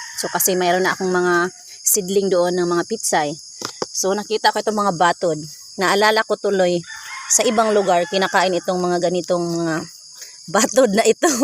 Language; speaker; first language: Filipino; non-native, local second language; Cebuano